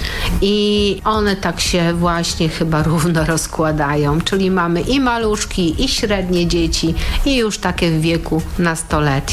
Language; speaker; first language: Polish; native; Polish